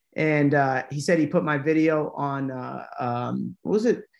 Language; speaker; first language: English; native; English